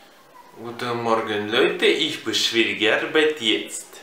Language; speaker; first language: German; non-native, learner; Russian